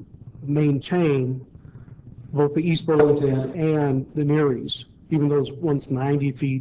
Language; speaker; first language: English; native; English